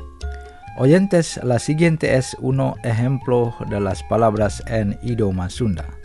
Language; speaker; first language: Spanish; non-native, fluent; Indonesian